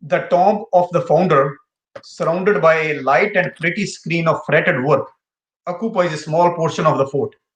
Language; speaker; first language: English; non-native, local second language; Punjabi